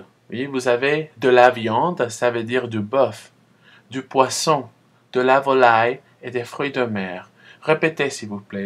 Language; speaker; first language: French; non-native, fluent; Spanish